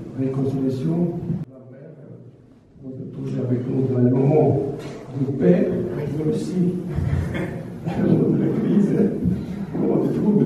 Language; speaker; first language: French; non-native, fluent; Azerbaijani